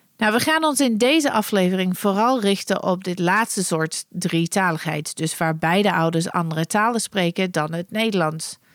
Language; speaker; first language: Dutch; non-native, fluent; English